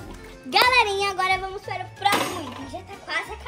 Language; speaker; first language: Portuguese; native; Portuguese